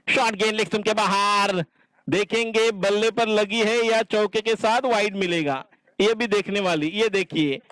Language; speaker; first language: Hindi; non-native, local second language; Marathi